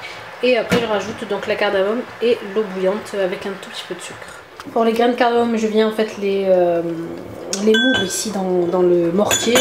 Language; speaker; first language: French; native; French